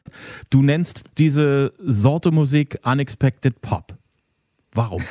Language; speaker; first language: German; native; German